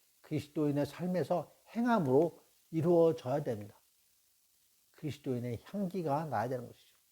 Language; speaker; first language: Korean; native; Korean